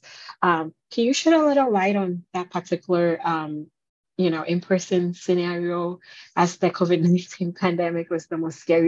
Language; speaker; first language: English; non-native, local second language; Akan